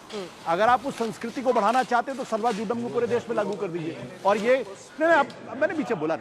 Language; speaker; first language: Hindi; native; Hindi